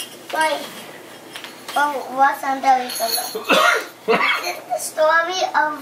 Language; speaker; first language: Chinese; early bilingual, heritage; Chinese